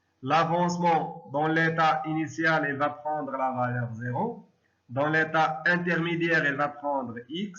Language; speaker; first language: French; non-native, local second language; Arabic